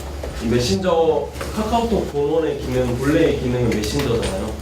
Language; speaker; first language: Korean; native; Korean